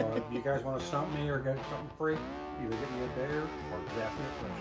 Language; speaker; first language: English; native; English